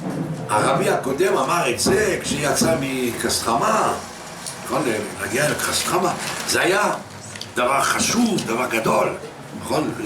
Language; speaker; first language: Hebrew; non-native, fluent; French